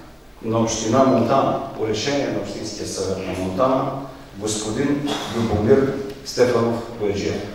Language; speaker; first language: Bulgarian; native; Bulgarian